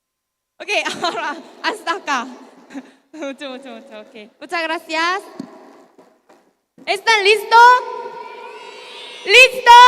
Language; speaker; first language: Spanish; non-native, learner; Korean